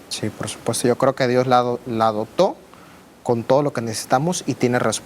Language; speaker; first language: Spanish; native; Spanish